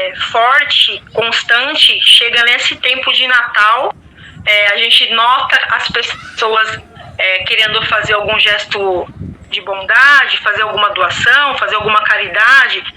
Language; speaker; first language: Portuguese; native; Portuguese